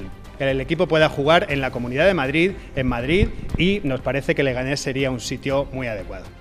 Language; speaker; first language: Spanish; native; Spanish